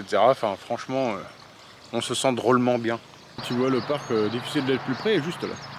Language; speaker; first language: French; native; French